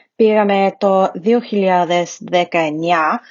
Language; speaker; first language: Greek; non-native, learner; English